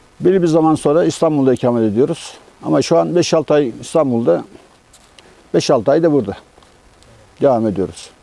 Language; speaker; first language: Turkish; native; Turkish